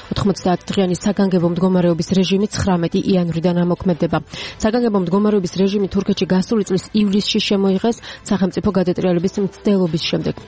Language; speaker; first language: Georgian; native; Georgian